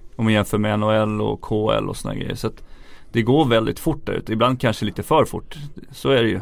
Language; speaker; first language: Swedish; native; Swedish